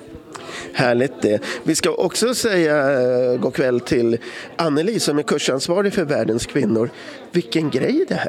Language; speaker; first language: Swedish; native; Swedish